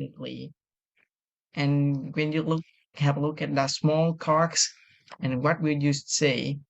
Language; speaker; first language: English; non-native, fluent; Vietnamese